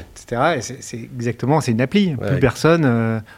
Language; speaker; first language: French; native; French